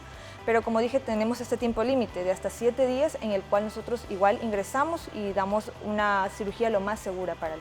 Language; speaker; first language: Spanish; native; Spanish